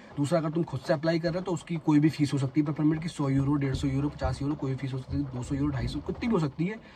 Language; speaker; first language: Hindi; native; Hindi